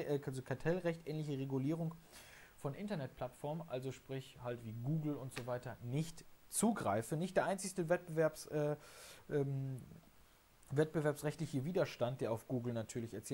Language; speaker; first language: German; native; German